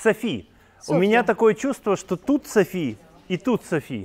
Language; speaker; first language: Russian; native; Russian